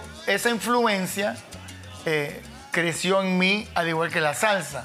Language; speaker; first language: Spanish; native; Spanish